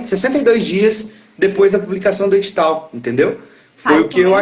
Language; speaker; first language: Portuguese; native; Portuguese